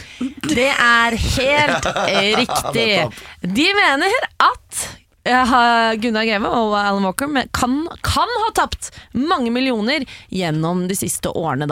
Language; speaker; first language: Norwegian; native; Norwegian